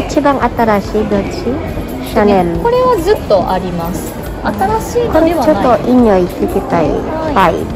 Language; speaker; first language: Japanese; non-native, learner; Filipino